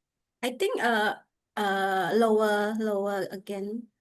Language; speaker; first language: English; non-native, learner; Indonesian